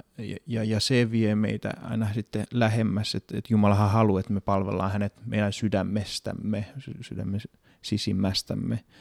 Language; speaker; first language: Finnish; non-native, fluent; Greek